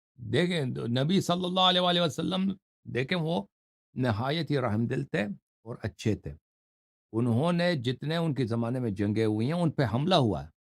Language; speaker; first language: Urdu; non-native, fluent; Persian